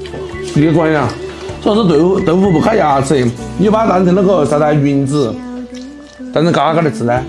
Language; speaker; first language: Chinese; native; Chinese